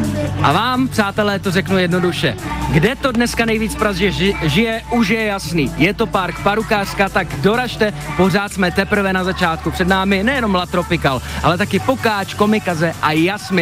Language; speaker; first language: Czech; native; Czech